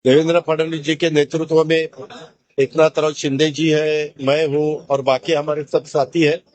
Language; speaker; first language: Hindi; non-native, local second language; Marathi